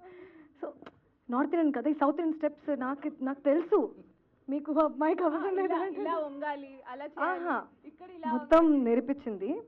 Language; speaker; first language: Telugu; non-native, fluent; Hindi